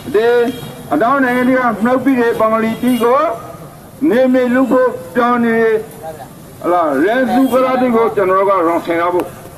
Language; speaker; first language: Burmese; native; Burmese